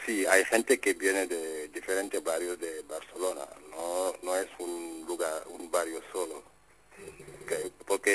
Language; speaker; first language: Spanish; non-native, fluent; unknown